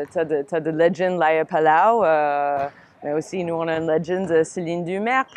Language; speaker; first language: French; non-native, fluent; English